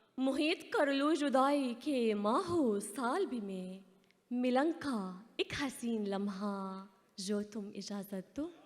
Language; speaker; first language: Urdu; non-native, fluent; Arabic